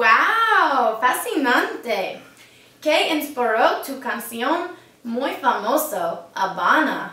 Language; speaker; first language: Spanish; non-native, learner; English